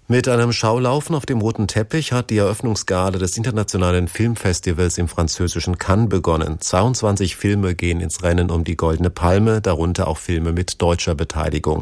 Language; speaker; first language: German; native; German